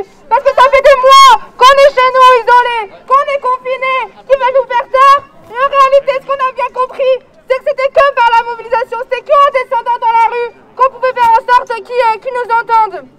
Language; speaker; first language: French; native; French